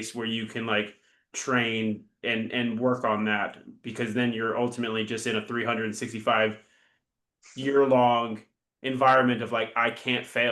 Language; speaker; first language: English; native; English